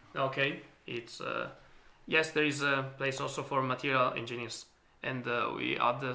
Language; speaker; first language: English; non-native, learner; Italian